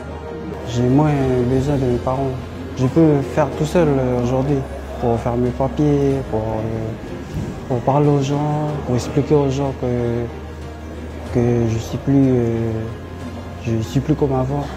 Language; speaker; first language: French; non-native, learner; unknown